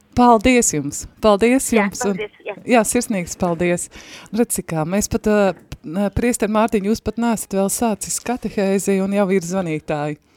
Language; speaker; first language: Latvian; native; Latvian